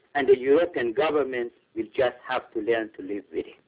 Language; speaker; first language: English; non-native, fluent; Persian